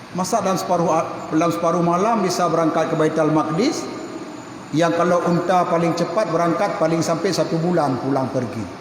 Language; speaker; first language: Malay; non-native, local second language; Achinese